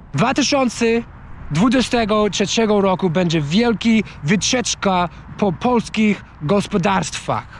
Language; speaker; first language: Polish; non-native, learner; English